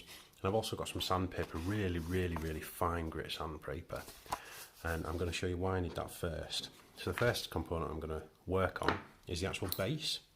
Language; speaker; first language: English; native; English